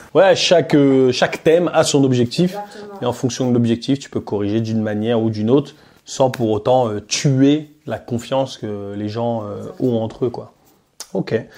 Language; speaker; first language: French; native; French